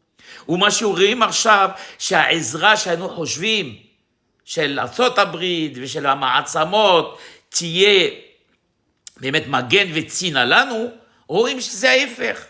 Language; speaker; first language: Hebrew; non-native, fluent; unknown